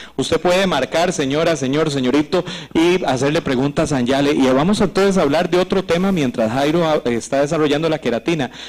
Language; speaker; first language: Spanish; native; Spanish